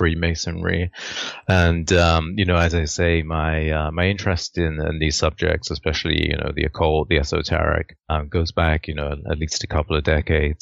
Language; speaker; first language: English; native; English